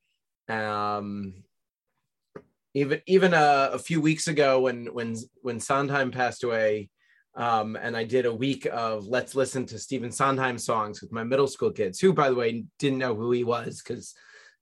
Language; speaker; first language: English; native; English